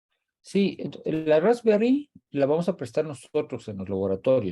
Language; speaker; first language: Spanish; native; Spanish